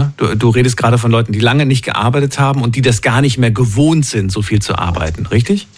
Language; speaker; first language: German; native; German